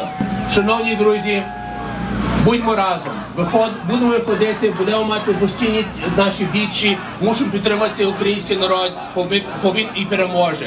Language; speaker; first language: Ukrainian; early bilingual, heritage; English